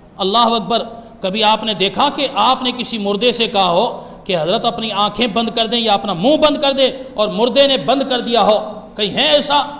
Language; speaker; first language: Urdu; non-native, local second language; Sindhi